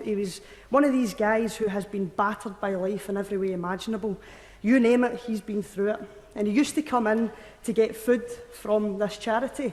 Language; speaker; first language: English; native; English